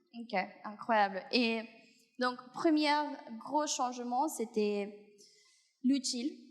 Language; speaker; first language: French; non-native, fluent; Spanish